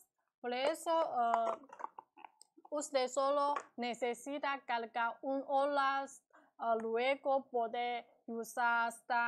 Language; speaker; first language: Spanish; non-native, learner; Chinese